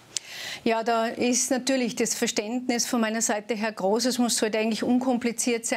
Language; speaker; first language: German; native; German